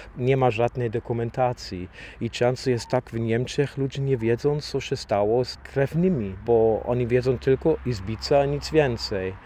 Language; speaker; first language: Polish; non-native, fluent; German